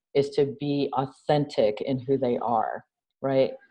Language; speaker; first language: English; native; English